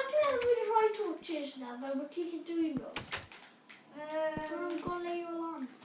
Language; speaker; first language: Welsh; native; Welsh